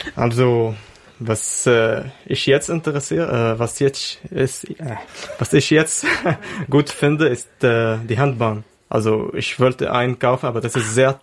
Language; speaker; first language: German; non-native, learner; Arabic